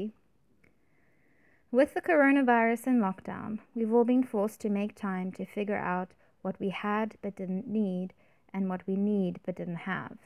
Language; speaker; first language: English; native; English